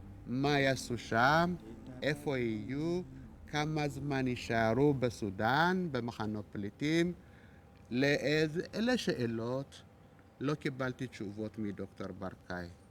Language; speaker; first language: Hebrew; non-native, fluent; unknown